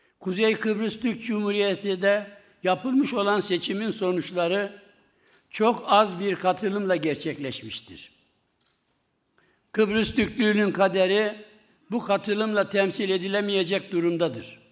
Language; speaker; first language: Turkish; native; Turkish